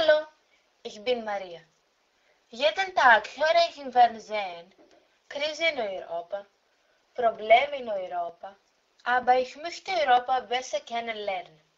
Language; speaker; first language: German; non-native, learner; Greek